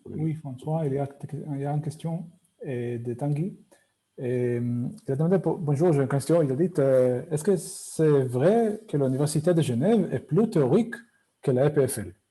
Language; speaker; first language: French; non-native, fluent; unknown